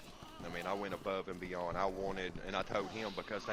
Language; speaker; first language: English; native; English